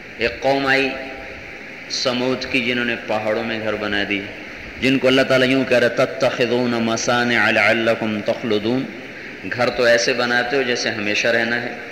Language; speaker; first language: Urdu; non-native, local second language; Punjabi